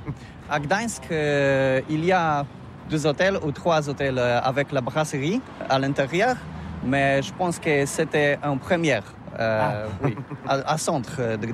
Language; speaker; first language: French; non-native, learner; Polish